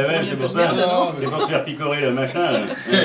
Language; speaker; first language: French; native; French